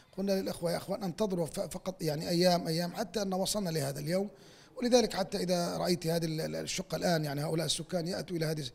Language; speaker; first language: Arabic; native; Arabic